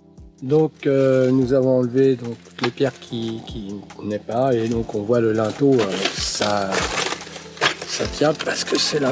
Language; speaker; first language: French; native; French